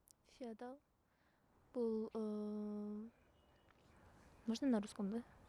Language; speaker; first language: Russian; non-native, local second language; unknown